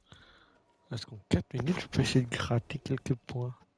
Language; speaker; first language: French; native; French